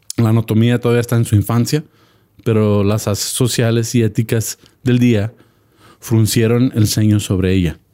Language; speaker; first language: Spanish; early bilingual, heritage; Spanish